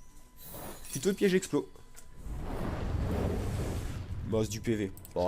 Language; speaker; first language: French; native; French